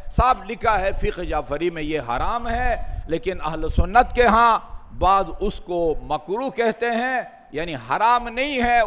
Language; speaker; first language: Urdu; non-native, local second language; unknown